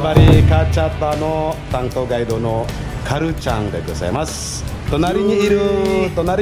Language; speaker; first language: Japanese; non-native, fluent; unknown